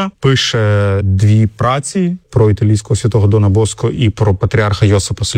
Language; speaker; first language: Ukrainian; native; Ukrainian